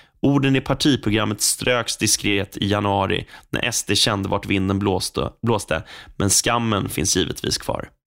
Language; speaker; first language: Swedish; native; Swedish